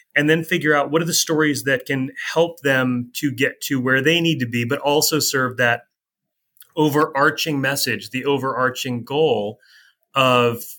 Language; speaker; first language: English; native; English